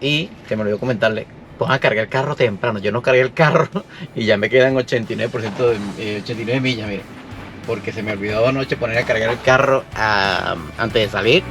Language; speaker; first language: Spanish; native; Spanish